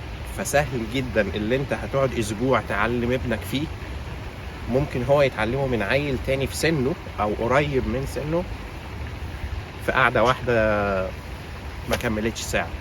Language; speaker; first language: Arabic; native; Arabic